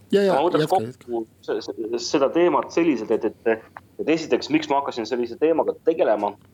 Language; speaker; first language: Estonian; non-native, local second language; Russian